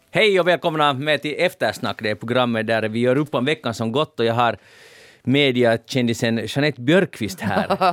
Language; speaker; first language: Swedish; native; Swedish